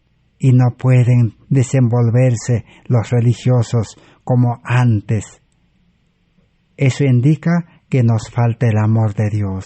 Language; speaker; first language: Spanish; native; Spanish